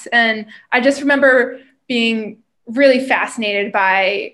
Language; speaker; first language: English; native; English